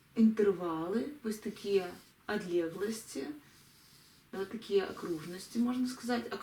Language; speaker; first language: Belarusian; non-native, local second language; Russian